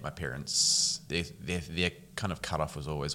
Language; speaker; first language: English; native; English